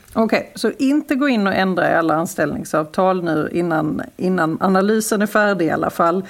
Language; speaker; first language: Swedish; native; Swedish